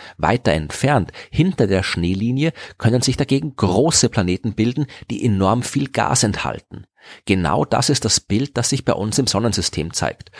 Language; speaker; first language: German; native; German